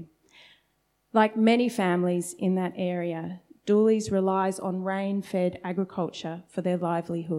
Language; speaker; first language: English; native; English